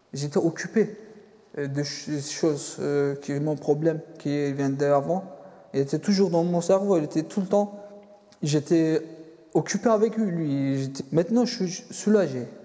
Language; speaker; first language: French; non-native, fluent; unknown